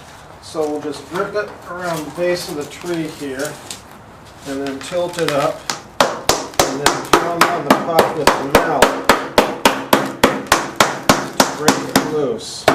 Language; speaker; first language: English; native; English